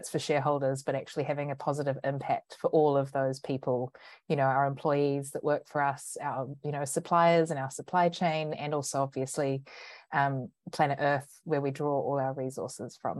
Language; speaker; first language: English; native; English